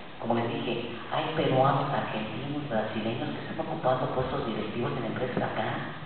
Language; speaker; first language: Spanish; native; Spanish